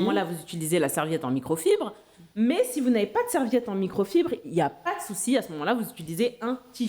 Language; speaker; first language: French; non-native, local second language; Haitian Creole